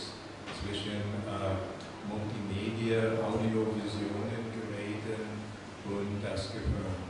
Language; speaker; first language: German; non-native, fluent; English